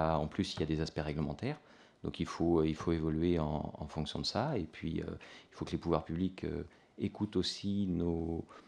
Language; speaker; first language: French; native; French